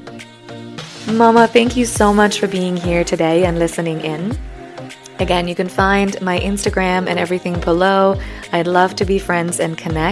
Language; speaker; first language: English; non-native, fluent; German